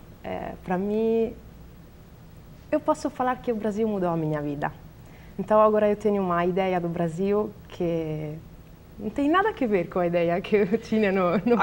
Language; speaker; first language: Portuguese; non-native, learner; Italian